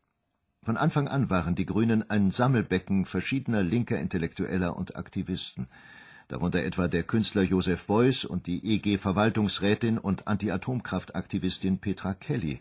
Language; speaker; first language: German; native; German